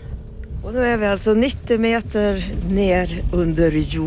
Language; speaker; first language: Swedish; native; Swedish